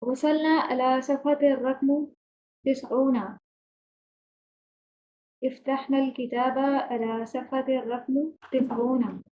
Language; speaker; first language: Arabic; non-native, fluent; Urdu